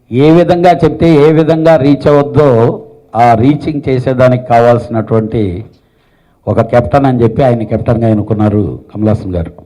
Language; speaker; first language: Telugu; native; Telugu